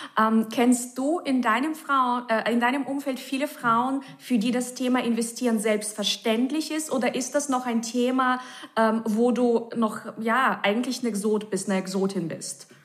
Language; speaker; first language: German; native; German